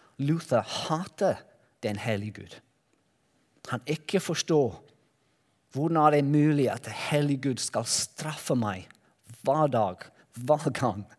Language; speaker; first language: Norwegian; non-native, learner; Welsh